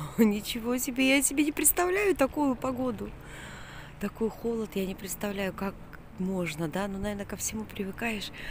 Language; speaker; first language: Russian; non-native, local second language; Georgian